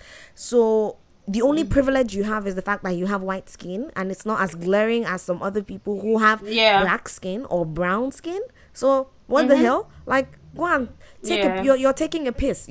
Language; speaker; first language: English; non-native, local second language; Yoruba